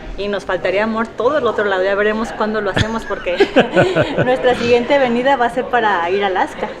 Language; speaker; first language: Spanish; native; Spanish